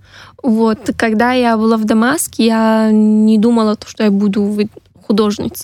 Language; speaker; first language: Russian; non-native, learner; Arabic